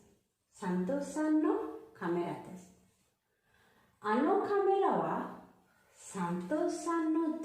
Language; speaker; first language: Japanese; non-native, fluent; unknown